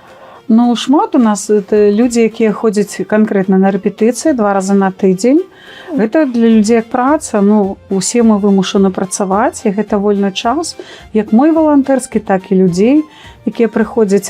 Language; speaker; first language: Belarusian; native; Belarusian